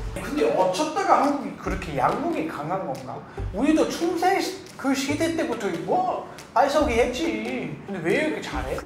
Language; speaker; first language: Korean; non-native, fluent; German